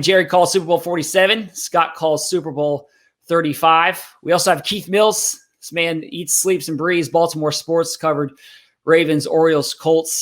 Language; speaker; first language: English; native; English